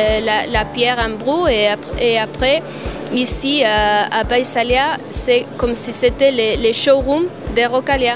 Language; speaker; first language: French; non-native, fluent; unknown